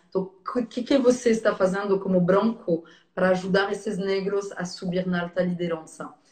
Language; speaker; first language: Portuguese; non-native, fluent; French